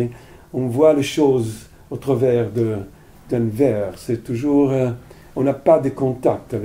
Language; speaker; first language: French; non-native, fluent; Italian